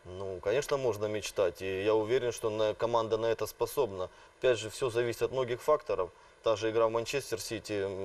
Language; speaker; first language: Russian; native; Russian